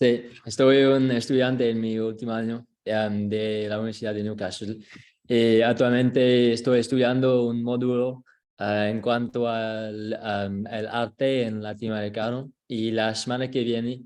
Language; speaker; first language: Spanish; non-native, learner; English